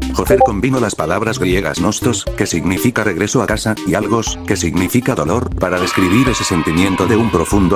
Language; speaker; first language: Spanish; native; Spanish